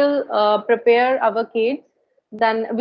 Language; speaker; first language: English; non-native, learner; Hindi